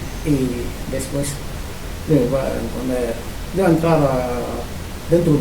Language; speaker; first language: Spanish; non-native, learner; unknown